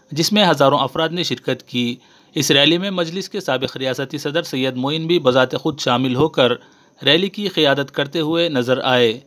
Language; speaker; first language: Urdu; native; Urdu